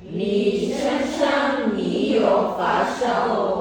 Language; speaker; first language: Chinese; non-native, learner; Filipino